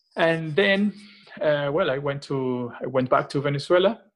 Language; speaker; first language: English; non-native, fluent; Spanish